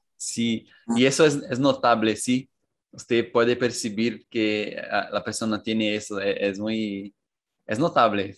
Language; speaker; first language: Spanish; non-native, fluent; Portuguese